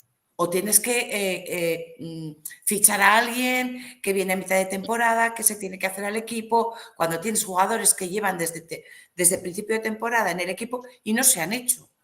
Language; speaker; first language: Spanish; native; Spanish